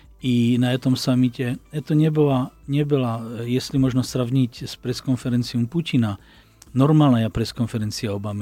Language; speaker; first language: Russian; non-native, learner; Slovak